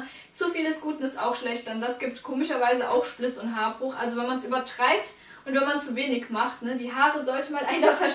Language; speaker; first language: German; native; German